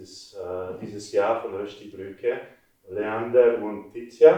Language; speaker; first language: German; non-native, local second language; French